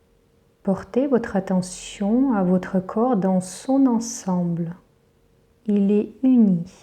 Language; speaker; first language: French; native; French